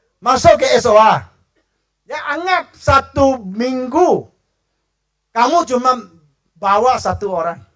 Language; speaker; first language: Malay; non-native, local second language; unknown